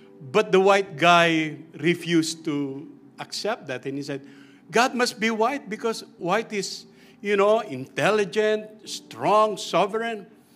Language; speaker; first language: English; non-native, local second language; Filipino